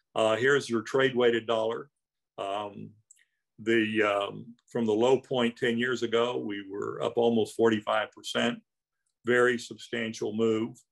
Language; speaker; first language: English; native; English